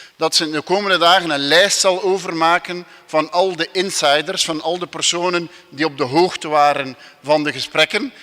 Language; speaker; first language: Dutch; non-native, local second language; French